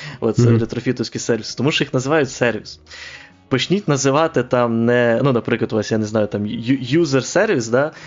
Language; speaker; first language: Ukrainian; non-native, local second language; Russian